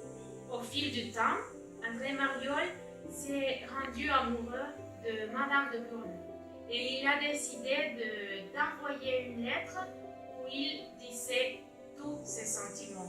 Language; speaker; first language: French; non-native, learner; Spanish